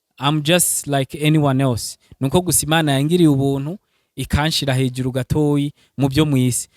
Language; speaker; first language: Rundi; early bilingual, heritage; Rundi